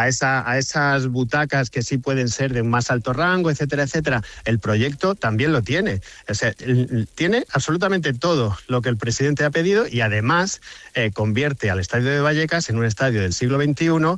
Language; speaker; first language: Spanish; native; Spanish